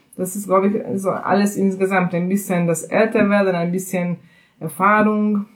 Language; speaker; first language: German; non-native, fluent; Hungarian